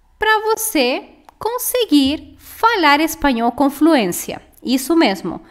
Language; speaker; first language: Portuguese; non-native, fluent; Spanish